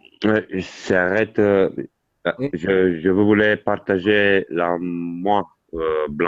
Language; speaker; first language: French; non-native, learner; Italian